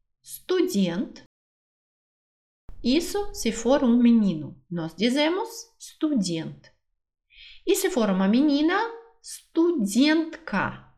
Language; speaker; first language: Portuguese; non-native, fluent; Russian